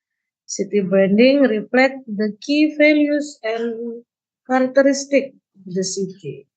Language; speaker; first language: English; non-native, learner; Indonesian